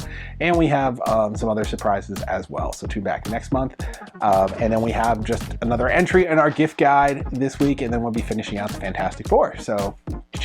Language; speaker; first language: English; native; English